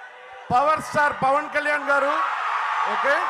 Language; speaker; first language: Telugu; non-native, learner; Tamil